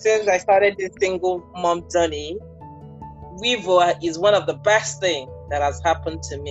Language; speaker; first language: English; non-native, local second language; Ibibio